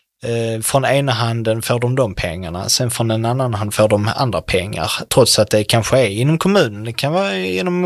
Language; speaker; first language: Swedish; native; Swedish